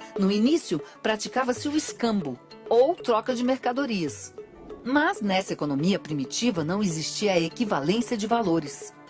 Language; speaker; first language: Portuguese; native; Portuguese